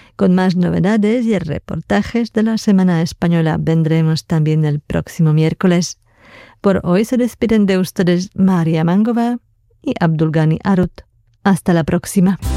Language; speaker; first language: Spanish; non-native, fluent; Slovak